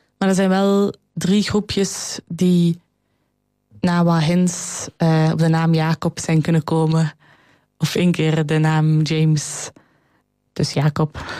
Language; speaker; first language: Dutch; native; Dutch